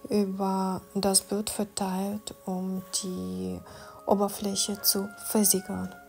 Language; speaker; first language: German; non-native, fluent; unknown